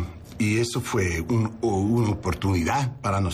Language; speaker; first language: Spanish; non-native, learner; English